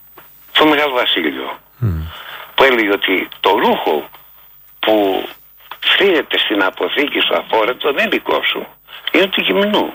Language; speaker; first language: Greek; native; Greek